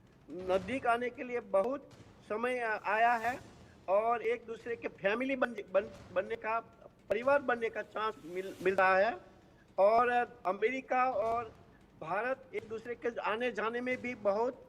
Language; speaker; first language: Hindi; non-native, local second language; Gujarati